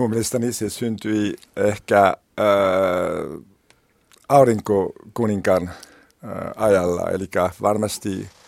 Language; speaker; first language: Finnish; non-native, learner; French